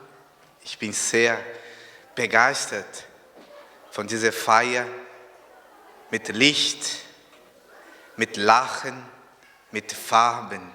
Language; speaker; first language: German; non-native, fluent; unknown